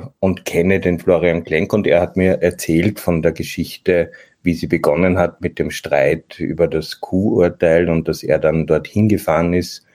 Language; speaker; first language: German; native; German